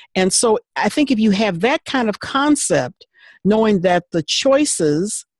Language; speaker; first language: English; native; English